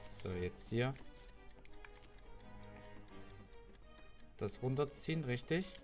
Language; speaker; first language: German; native; German